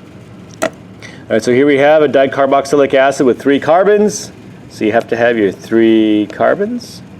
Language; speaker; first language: English; native; English